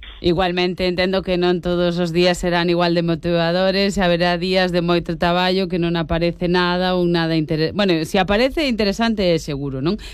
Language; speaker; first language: Galician; native; Galician